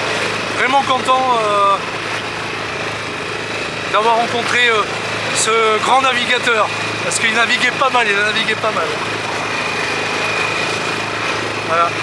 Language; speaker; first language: French; native; French